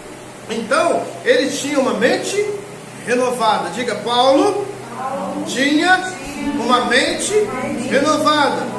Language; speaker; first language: Portuguese; native; Portuguese